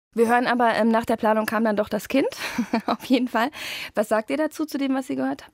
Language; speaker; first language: German; native; German